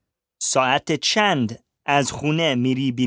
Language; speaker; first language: Persian; non-native, learner; English